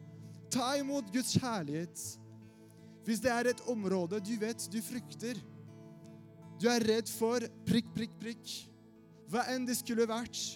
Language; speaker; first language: Norwegian; non-native, fluent; French